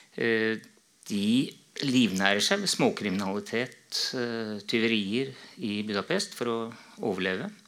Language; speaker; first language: Norwegian; native; Norwegian